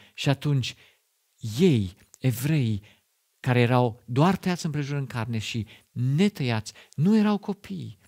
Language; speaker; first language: Romanian; non-native, fluent; German